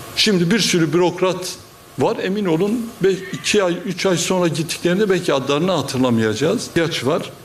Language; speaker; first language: Turkish; non-native, local second language; Kurdish